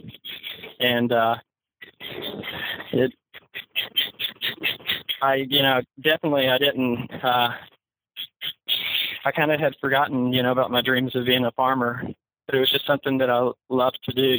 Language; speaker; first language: English; native; English